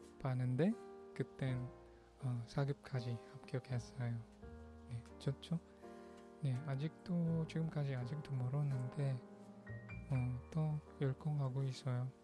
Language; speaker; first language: Korean; non-native, learner; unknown